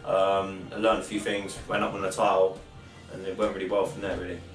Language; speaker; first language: English; native; English